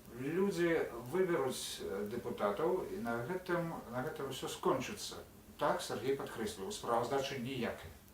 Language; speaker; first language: Belarusian; native; Belarusian